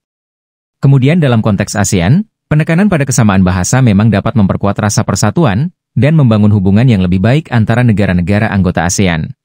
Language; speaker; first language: Indonesian; native; Indonesian